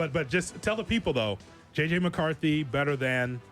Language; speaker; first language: English; native; English